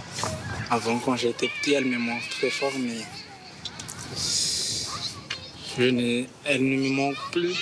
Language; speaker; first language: French; non-native, local second language; Malagasy